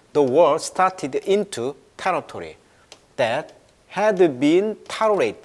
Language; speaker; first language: English; non-native, fluent; Korean